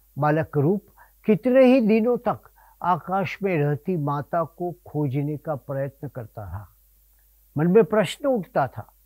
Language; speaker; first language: Hindi; non-native, local second language; Gujarati